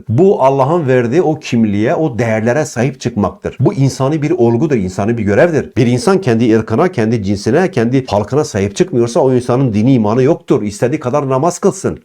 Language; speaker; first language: Turkish; non-native, local second language; Kurdish